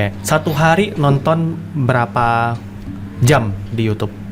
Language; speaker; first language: Indonesian; native; Indonesian